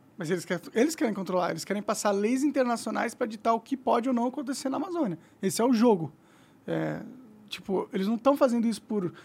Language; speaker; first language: Portuguese; native; Portuguese